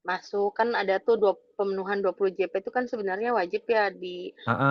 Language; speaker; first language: Indonesian; native; Indonesian